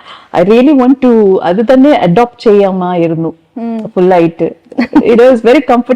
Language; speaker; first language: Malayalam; non-native, fluent; Tamil